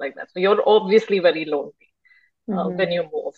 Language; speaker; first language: English; non-native, local second language; Hindi